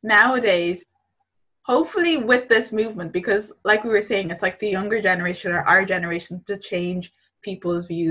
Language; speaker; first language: English; native; English